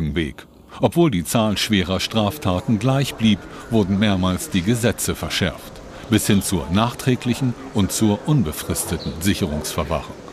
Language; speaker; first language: German; native; German